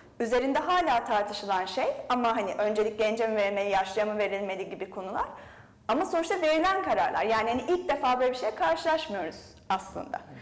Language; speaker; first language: Turkish; native; Turkish